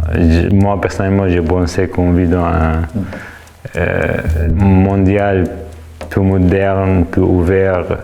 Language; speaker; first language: French; non-native, fluent; Arabic